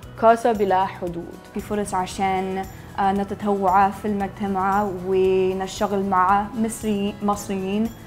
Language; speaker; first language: Arabic; non-native, fluent; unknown